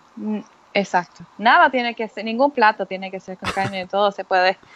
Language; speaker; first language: Spanish; native; Spanish